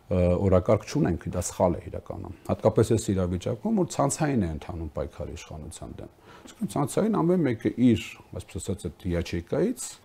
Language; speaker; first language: Armenian; native; Armenian